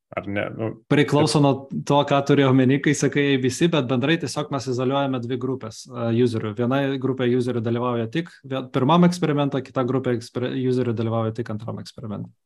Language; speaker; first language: Lithuanian; non-native, local second language; Russian